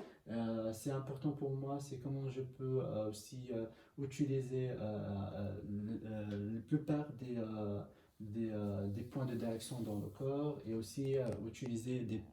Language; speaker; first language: French; non-native, learner; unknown